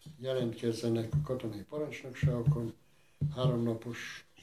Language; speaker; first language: Hungarian; native; Hungarian